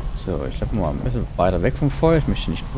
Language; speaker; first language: German; native; German